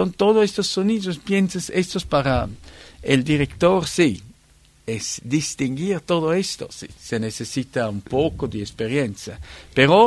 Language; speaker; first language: Spanish; non-native, fluent; Italian